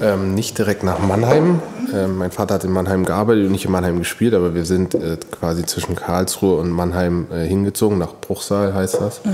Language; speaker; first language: German; native; German